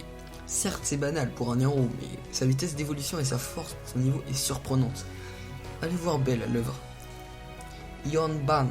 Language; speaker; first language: French; native; French